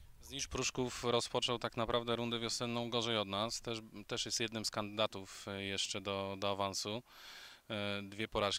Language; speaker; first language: Polish; native; Polish